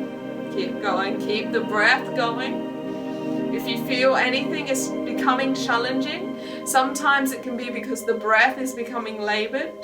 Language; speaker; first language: English; native; English